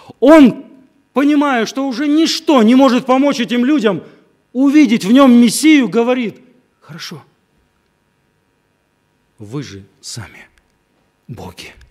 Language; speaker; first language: Russian; native; Russian